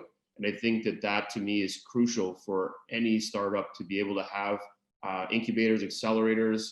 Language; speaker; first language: English; native; English